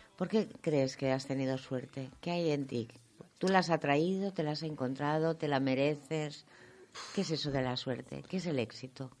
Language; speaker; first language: Spanish; non-native, local second language; Catalan